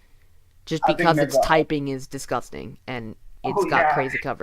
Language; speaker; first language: English; native; English